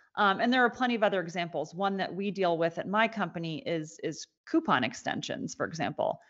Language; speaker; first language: English; native; English